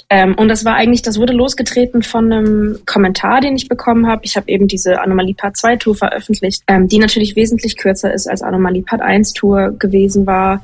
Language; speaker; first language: German; native; German